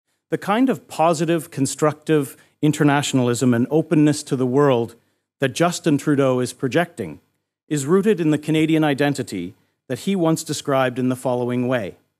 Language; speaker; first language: English; native; English